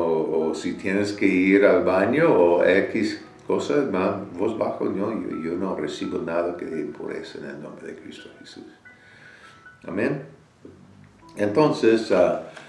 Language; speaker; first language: Spanish; non-native, fluent; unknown